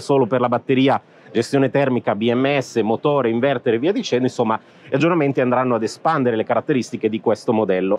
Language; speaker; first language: Italian; native; Italian